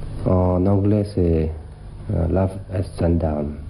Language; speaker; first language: French; non-native, fluent; Thai